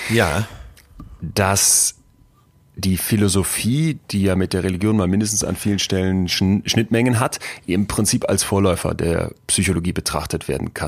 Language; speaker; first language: German; native; German